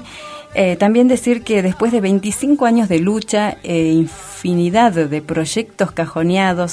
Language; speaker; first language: Spanish; native; Spanish